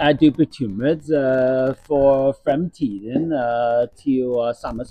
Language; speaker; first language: Norwegian; non-native, learner; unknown